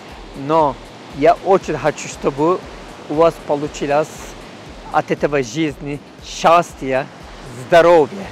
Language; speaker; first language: Russian; non-native, learner; Turkish